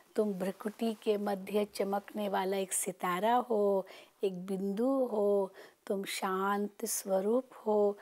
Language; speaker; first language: Hindi; native; Hindi